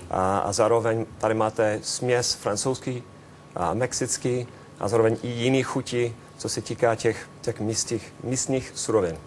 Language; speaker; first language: Czech; non-native, fluent; English